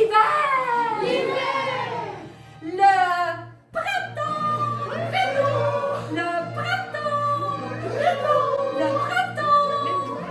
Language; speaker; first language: French; non-native, fluent; Italian